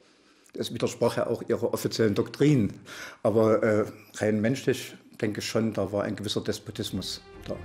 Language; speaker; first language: German; native; German